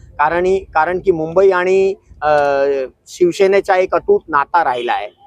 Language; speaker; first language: Marathi; non-native, local second language; Hindi